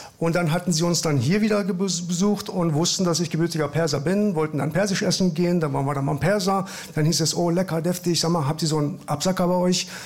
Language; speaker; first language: German; early bilingual, other home language; Persian